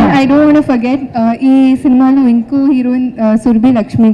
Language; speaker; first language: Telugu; non-native, fluent; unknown